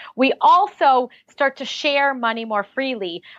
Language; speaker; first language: English; early bilingual, other home language; Russian